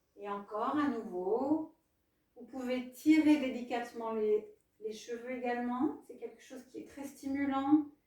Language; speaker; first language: French; non-native, fluent; Spanish